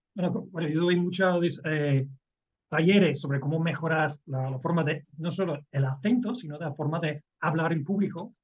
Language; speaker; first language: Spanish; non-native, fluent; English